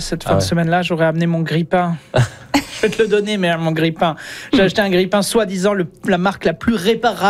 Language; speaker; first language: French; native; French